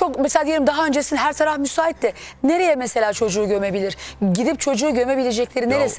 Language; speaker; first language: Turkish; native; Turkish